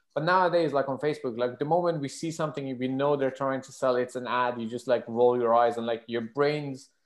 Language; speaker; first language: English; non-native, fluent; Persian